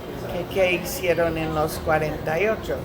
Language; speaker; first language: Spanish; non-native, learner; English